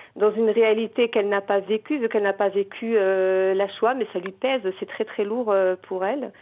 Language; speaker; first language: French; native; French